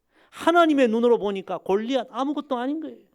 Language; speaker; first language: Korean; native; Korean